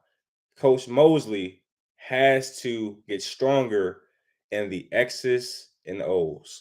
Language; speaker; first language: English; native; English